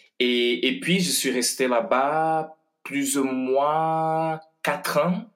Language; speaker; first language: French; non-native, fluent; Portuguese